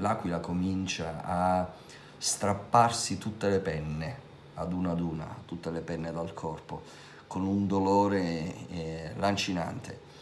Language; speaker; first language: Italian; native; Italian